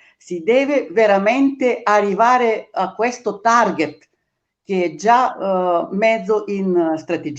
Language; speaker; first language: Italian; non-native, fluent; Bulgarian